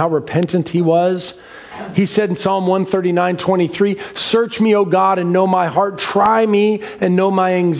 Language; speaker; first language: English; native; English